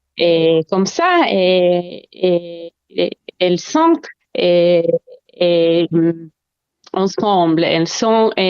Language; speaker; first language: French; non-native, learner; Hebrew